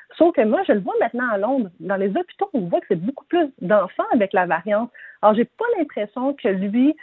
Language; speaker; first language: French; native; French